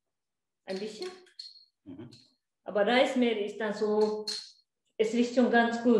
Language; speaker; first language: German; non-native, learner; Japanese